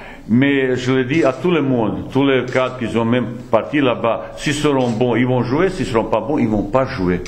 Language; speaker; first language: French; non-native, fluent; Bosnian